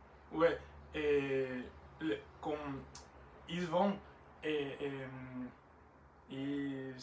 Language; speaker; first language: French; non-native, learner; Spanish